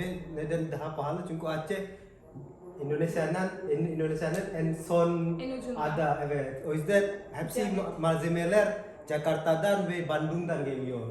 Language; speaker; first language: Turkish; non-native, learner; Indonesian